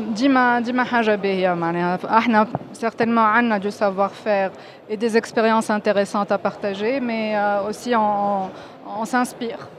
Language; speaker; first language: French; non-native, local second language; Arabic